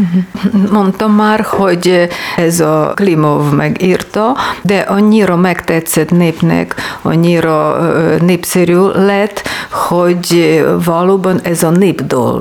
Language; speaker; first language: Hungarian; non-native, learner; Ukrainian